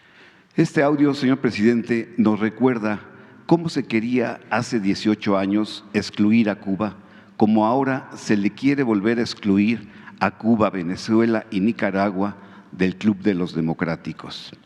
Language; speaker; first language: Spanish; native; Spanish